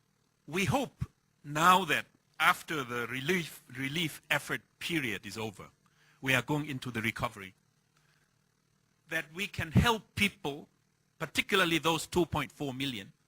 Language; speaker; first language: English; non-native, fluent; Thai